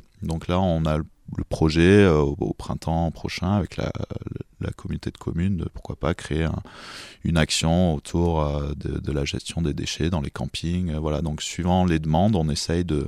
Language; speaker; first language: French; native; French